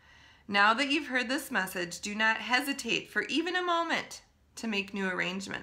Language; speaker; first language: English; native; English